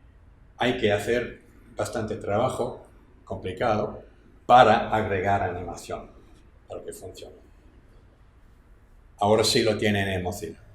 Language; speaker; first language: Spanish; non-native, fluent; English